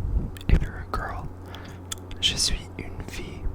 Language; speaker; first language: French; non-native, learner; English